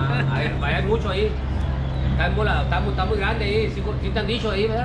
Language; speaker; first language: Spanish; native; Spanish